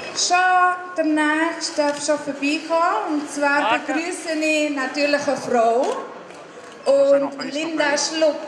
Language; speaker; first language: German; native; German